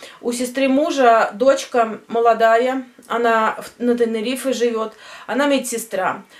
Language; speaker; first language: Russian; native; Russian